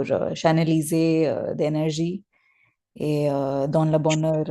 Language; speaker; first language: French; non-native, learner; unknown